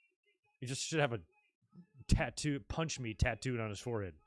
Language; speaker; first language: English; native; English